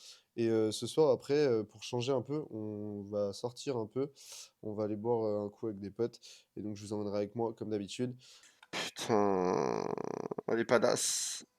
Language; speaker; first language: French; native; French